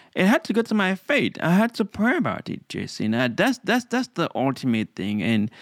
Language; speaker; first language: English; non-native, local second language; Krio